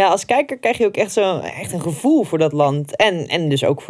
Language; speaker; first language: Dutch; native; Dutch